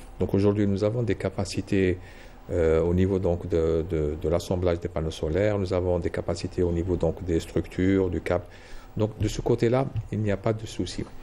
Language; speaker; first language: French; non-native, local second language; Arabic